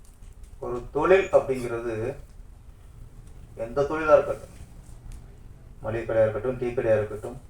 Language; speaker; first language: Tamil; native; Tamil